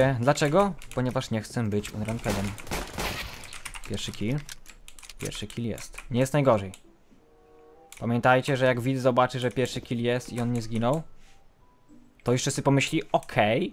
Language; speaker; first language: Polish; native; Polish